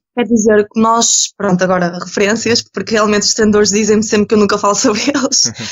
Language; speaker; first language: Portuguese; early bilingual, other home language; Ukrainian